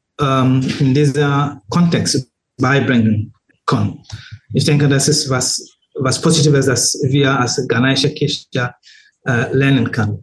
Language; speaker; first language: German; non-native, learner; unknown